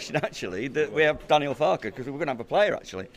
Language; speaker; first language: English; native; English